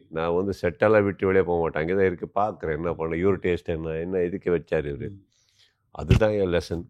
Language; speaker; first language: Tamil; non-native, local second language; Kannada